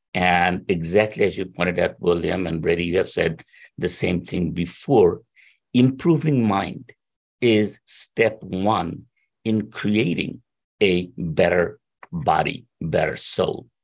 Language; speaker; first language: English; non-native, local second language; Bangla